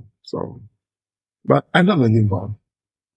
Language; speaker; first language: English; non-native, fluent; Portuguese